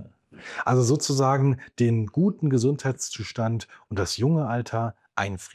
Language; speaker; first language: German; native; German